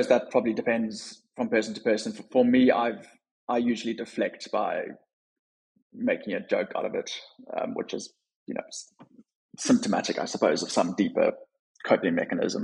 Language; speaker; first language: English; native; English